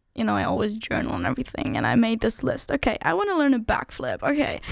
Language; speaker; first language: English; non-native, fluent; German